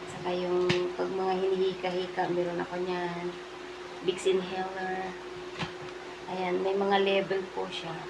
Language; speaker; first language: Filipino; non-native, local second language; Cebuano